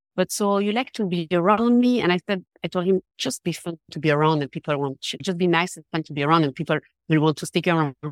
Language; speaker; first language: English; non-native, fluent; French